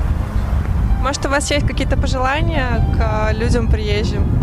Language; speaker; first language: Russian; native; Russian